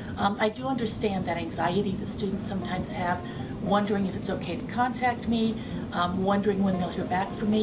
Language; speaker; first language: English; native; English